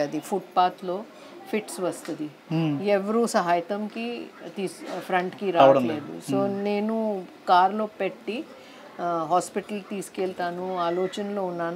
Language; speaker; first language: Telugu; non-native, learner; Hindi